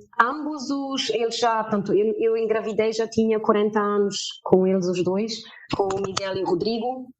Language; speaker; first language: Portuguese; early bilingual, heritage; German